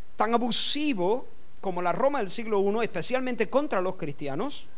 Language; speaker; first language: Spanish; native; Spanish